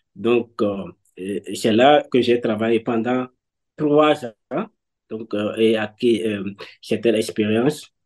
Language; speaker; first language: French; non-native, local second language; Fon